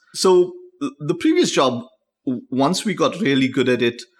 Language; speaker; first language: English; native; English